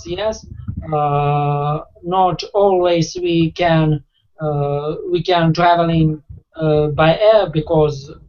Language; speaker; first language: English; non-native, learner; Russian